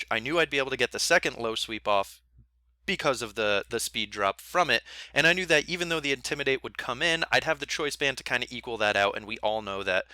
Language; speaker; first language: English; native; English